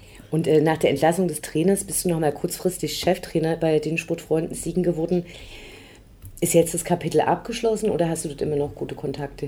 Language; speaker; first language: German; native; German